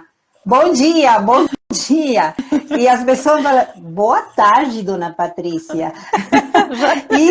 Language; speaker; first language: Portuguese; non-native, fluent; Spanish